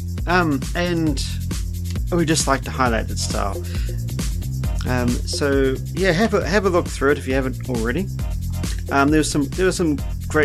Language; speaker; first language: English; native; English